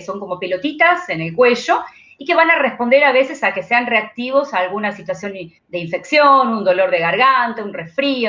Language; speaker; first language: Spanish; native; Spanish